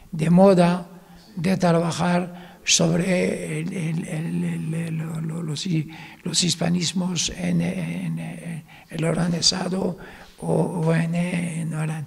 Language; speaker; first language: Spanish; non-native, fluent; Arabic